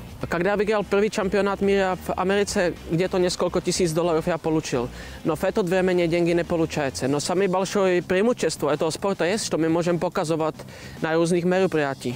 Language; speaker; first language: Russian; non-native, learner; Czech